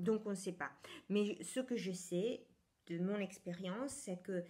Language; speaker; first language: French; non-native, fluent; Italian